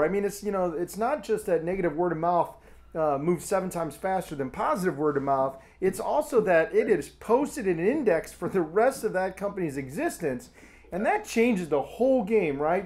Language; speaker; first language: English; native; English